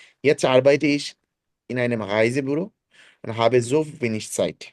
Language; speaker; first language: German; non-native, fluent; Bangla